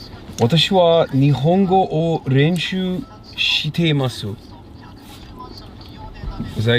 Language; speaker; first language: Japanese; non-native, learner; English